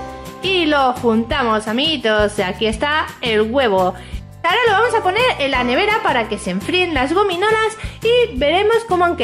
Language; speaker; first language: Spanish; native; Spanish